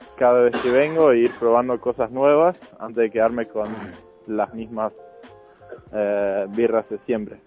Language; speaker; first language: Spanish; non-native, fluent; Norwegian